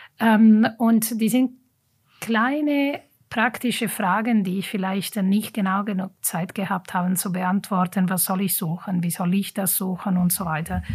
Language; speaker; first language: German; non-native, fluent; Italian